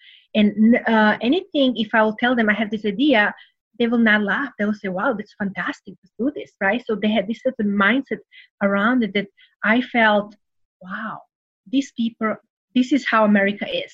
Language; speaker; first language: English; non-native, fluent; Serbian